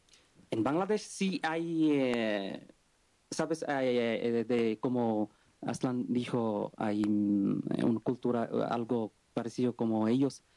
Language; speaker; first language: Spanish; non-native, learner; Bangla